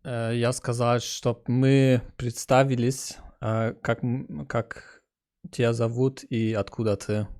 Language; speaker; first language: Russian; early bilingual, heritage; German